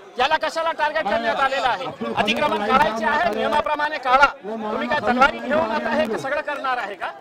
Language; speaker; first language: Marathi; non-native, local second language; Urdu